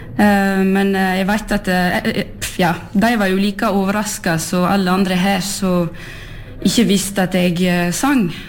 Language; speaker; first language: Norwegian; early bilingual, heritage; French